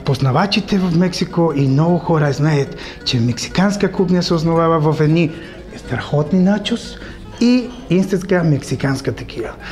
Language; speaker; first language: Bulgarian; non-native, fluent; Spanish